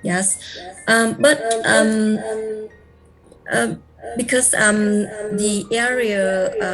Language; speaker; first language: English; non-native, learner; Vietnamese